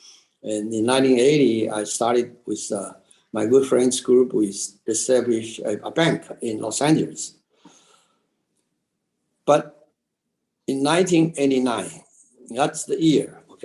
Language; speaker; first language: English; non-native, local second language; Chinese